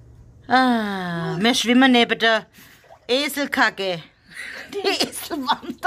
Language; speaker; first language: German; native; German